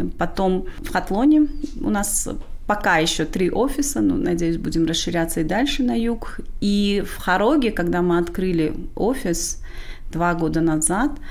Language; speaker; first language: Russian; non-native, local second language; Tajik